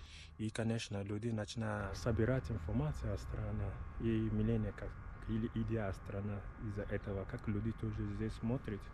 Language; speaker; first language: Russian; non-native, learner; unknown